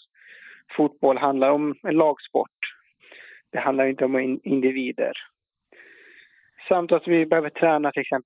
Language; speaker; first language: Swedish; non-native, fluent; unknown